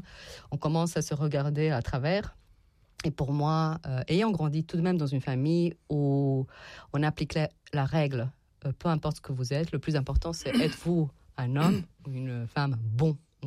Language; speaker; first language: French; non-native, fluent; Serbian